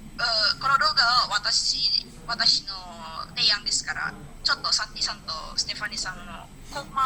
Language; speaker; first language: Japanese; non-native, learner; Indonesian